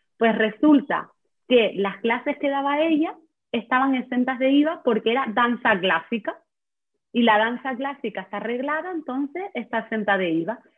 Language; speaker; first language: Spanish; native; Spanish